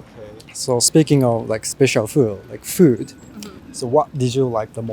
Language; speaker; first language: English; non-native, fluent; Japanese